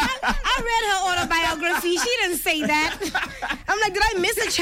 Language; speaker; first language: English; non-native, local second language; Tswana